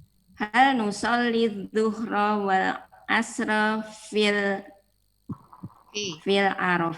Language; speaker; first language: Arabic; non-native, learner; Indonesian